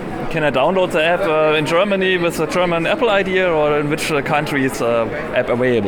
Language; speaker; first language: English; non-native, fluent; German